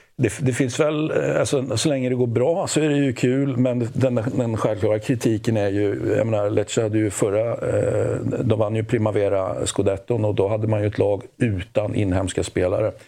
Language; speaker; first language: Swedish; native; Swedish